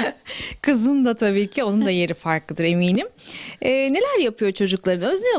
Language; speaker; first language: Turkish; native; Turkish